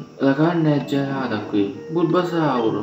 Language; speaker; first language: Italian; native; Italian